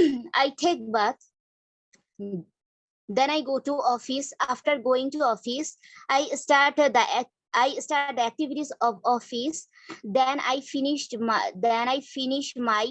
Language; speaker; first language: English; non-native, learner; Bangla